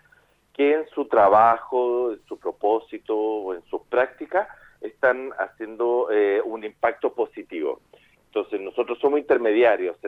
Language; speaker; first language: Spanish; native; Spanish